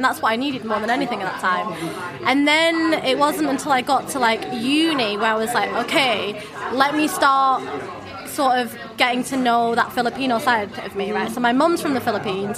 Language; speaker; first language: English; native; English